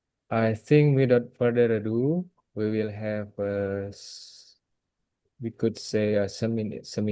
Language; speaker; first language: English; non-native, fluent; Indonesian